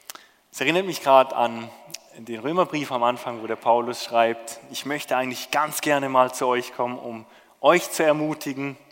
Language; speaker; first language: German; native; German